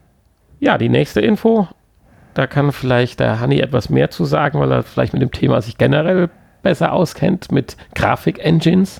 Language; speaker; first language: German; native; German